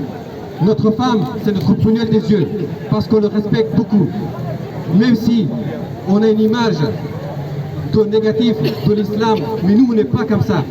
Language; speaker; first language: French; non-native, fluent; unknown